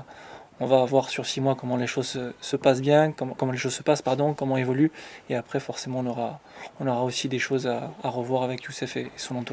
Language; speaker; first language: French; native; French